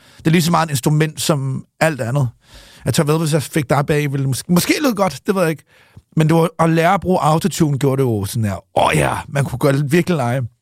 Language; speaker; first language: Danish; early bilingual, other home language; English